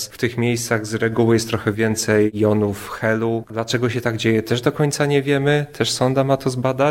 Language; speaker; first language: Polish; native; Polish